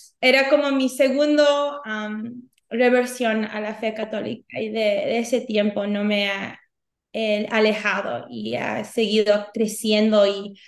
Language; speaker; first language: Spanish; early bilingual, heritage; Spanish